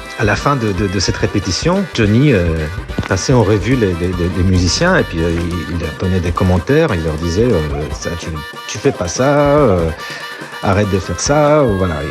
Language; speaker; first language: French; non-native, fluent; Polish